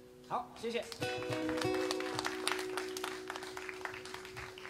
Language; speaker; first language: Chinese; non-native, learner; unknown